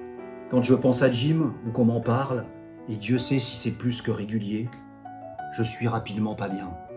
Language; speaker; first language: French; native; French